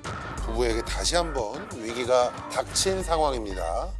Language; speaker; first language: Korean; native; Korean